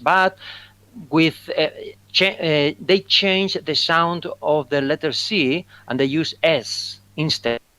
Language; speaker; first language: English; non-native, fluent; Spanish